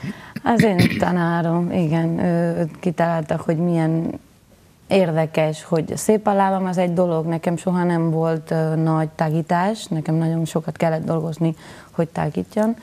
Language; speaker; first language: Hungarian; non-native, learner; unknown